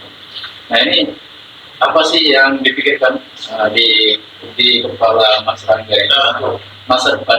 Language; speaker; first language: Indonesian; native; Indonesian